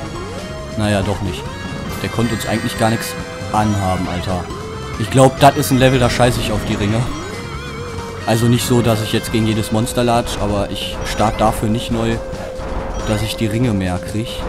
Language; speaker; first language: German; native; German